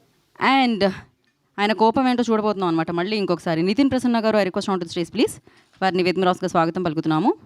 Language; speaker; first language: Telugu; native; Telugu